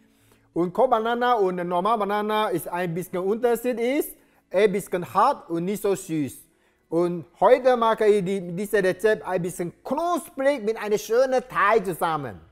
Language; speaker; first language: German; non-native, learner; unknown